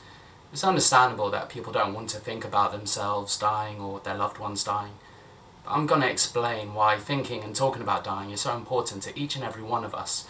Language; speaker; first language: English; native; English